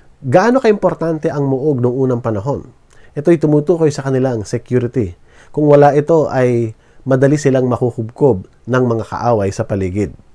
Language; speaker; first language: Filipino; native; Filipino